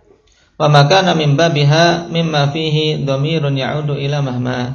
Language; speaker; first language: Arabic; non-native, fluent; Indonesian